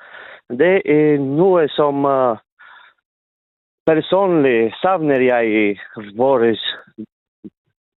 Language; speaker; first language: Norwegian; non-native, local second language; Northern Sami